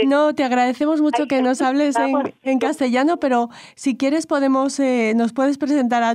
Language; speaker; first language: Spanish; native; Spanish